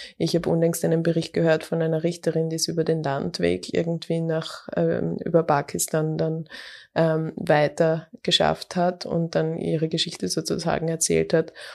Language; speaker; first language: German; native; German